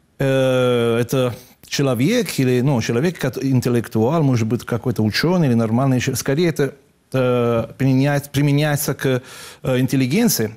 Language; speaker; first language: Russian; non-native, fluent; Italian